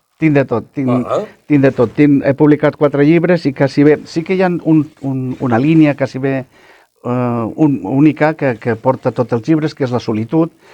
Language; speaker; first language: Catalan; native; Catalan